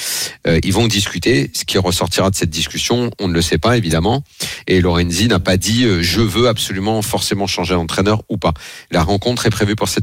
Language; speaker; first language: French; native; French